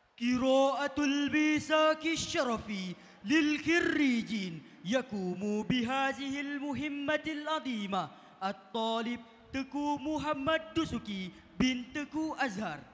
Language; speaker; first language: Arabic; non-native, fluent; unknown